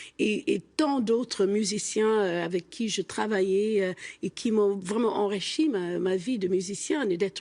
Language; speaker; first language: French; non-native, fluent; English